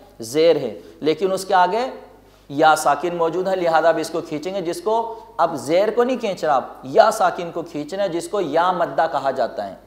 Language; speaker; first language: Urdu; native; Urdu